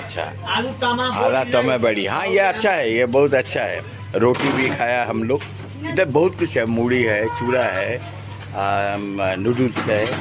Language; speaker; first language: Hindi; non-native, local second language; Bangla